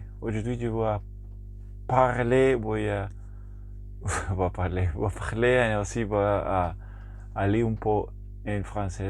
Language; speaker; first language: French; non-native, learner; Spanish